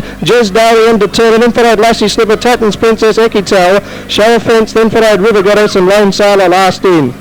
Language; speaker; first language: English; native; English